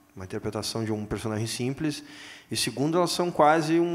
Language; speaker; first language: Portuguese; native; Portuguese